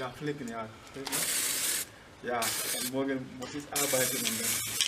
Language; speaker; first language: German; non-native, learner; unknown